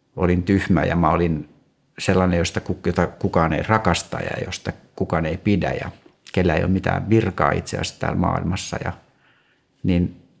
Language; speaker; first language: Finnish; native; Finnish